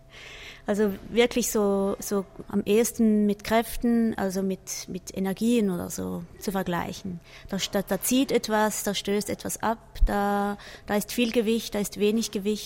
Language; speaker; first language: German; native; German